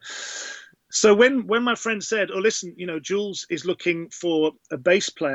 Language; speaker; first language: English; native; English